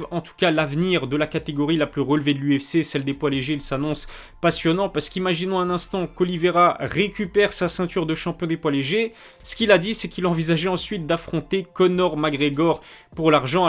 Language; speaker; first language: French; native; French